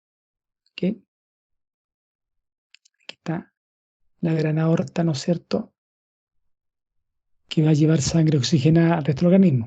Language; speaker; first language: Spanish; native; Spanish